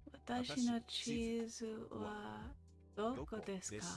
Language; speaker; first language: Japanese; non-native, learner; English